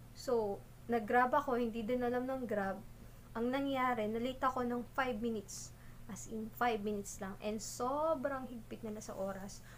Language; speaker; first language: Filipino; native; Filipino